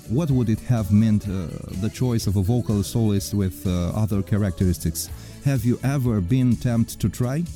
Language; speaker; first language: English; non-native, fluent; Romanian